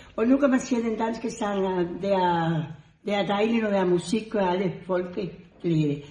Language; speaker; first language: Danish; non-native, fluent; Spanish